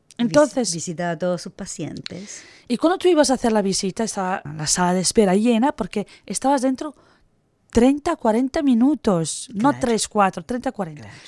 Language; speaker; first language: Spanish; non-native, fluent; Italian